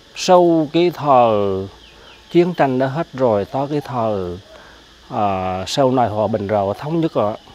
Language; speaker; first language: Vietnamese; native; Vietnamese